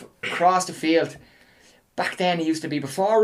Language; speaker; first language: English; native; English